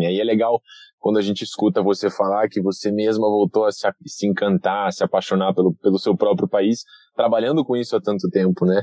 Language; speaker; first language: Portuguese; native; Portuguese